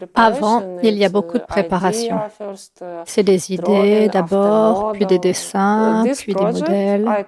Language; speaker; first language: French; non-native, fluent; Ukrainian